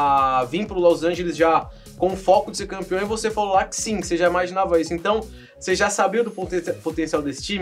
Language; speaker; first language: Portuguese; native; Portuguese